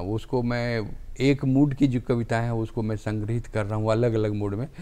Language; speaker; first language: Hindi; native; Hindi